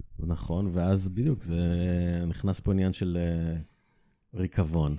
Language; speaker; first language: Hebrew; native; Hebrew